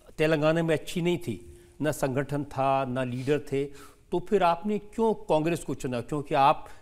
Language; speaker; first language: Hindi; native; Hindi